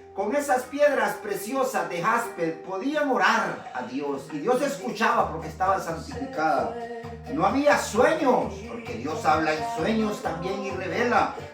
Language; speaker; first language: Spanish; native; Spanish